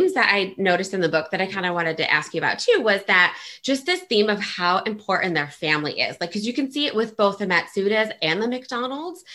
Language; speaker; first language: English; early bilingual, other home language; Italian